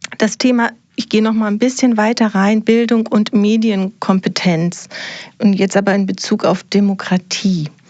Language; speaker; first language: German; native; German